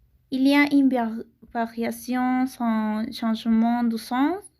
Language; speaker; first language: French; non-native, learner; Spanish